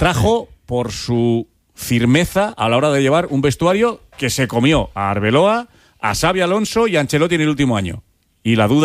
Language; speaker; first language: Spanish; native; Spanish